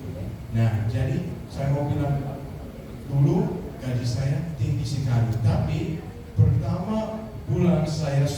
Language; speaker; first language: Indonesian; non-native, fluent; Danish